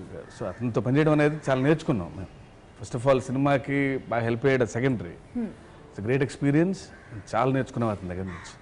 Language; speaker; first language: Telugu; native; Telugu